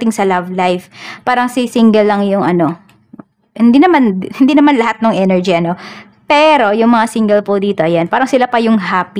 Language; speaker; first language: Filipino; native; Filipino